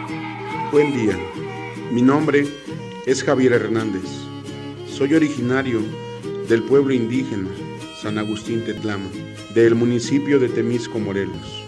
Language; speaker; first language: Spanish; native; Spanish